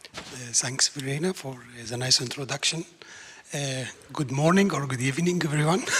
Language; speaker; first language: English; non-native, fluent; Arabic